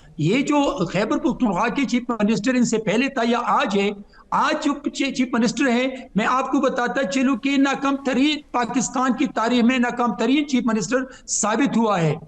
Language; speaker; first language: Urdu; non-native, local second language; Pashto